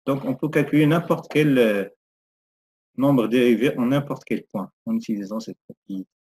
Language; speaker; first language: French; non-native, local second language; Arabic